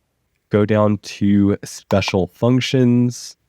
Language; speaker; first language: English; native; English